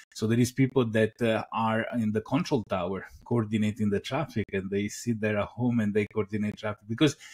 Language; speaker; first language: English; non-native, fluent; Italian